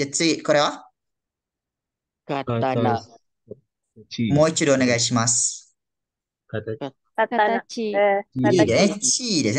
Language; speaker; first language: Japanese; non-native, fluent; Malay